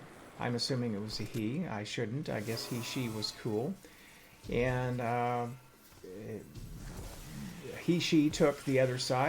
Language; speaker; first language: English; native; English